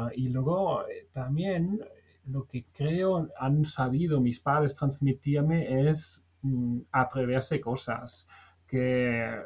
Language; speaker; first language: Spanish; non-native, fluent; German